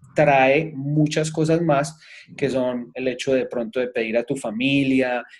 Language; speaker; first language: Spanish; native; Spanish